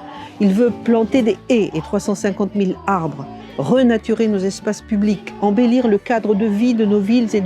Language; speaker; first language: French; native; French